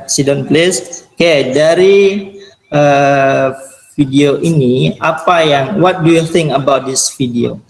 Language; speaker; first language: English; non-native, fluent; Indonesian